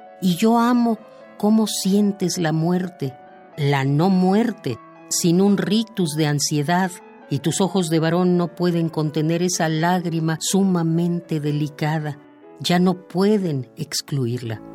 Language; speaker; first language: Spanish; native; Spanish